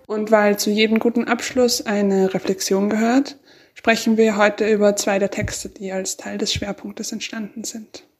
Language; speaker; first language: German; native; German